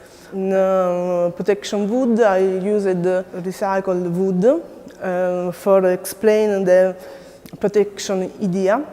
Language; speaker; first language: English; non-native, learner; Italian